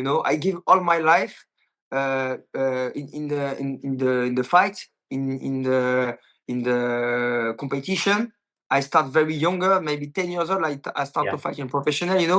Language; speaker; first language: English; non-native, learner; French